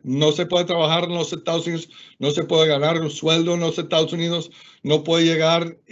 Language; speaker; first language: Spanish; non-native, fluent; English